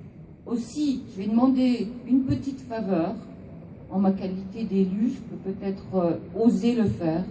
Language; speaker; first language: French; native; French